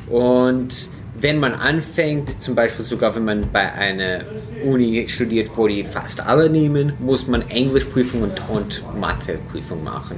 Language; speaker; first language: German; non-native, fluent; English